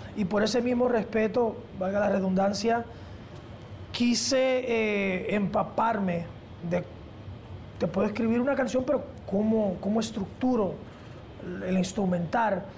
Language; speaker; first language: Spanish; early bilingual, heritage; Spanish